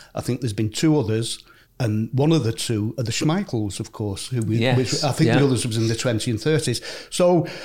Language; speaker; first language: English; native; English